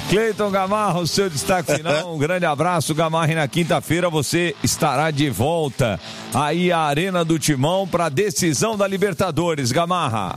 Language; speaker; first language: Portuguese; native; Portuguese